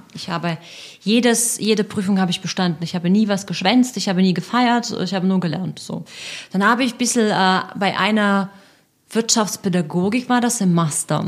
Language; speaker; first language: German; non-native, fluent; Russian